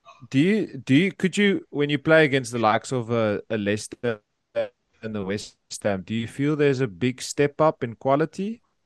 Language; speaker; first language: English; non-native, local second language; Afrikaans